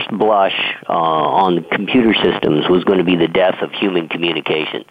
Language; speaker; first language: English; native; English